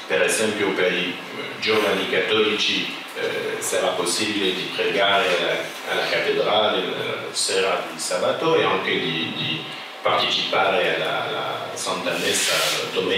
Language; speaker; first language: Italian; non-native, fluent; French